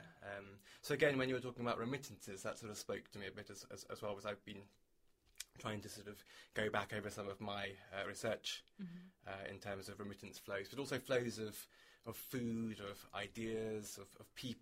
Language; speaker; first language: English; native; English